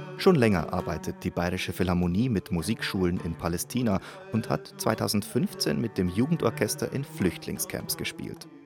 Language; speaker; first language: German; native; German